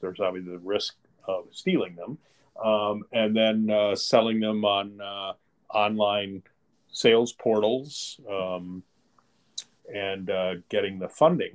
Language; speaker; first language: English; native; English